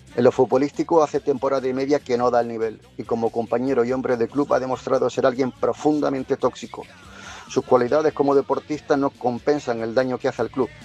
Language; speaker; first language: Spanish; native; Spanish